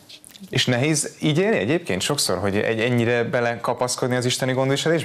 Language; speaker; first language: Hungarian; native; Hungarian